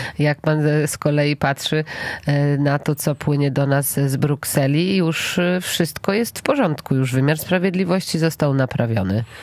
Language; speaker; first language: Polish; native; Polish